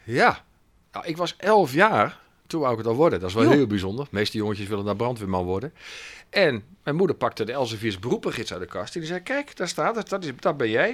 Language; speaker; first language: Dutch; native; Dutch